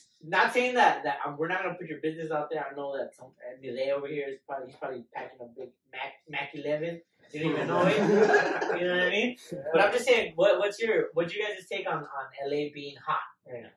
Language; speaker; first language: English; early bilingual, other home language; Spanish